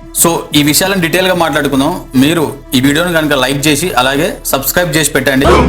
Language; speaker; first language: Telugu; native; Telugu